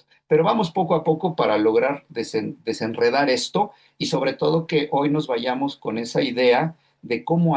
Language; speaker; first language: Spanish; native; Spanish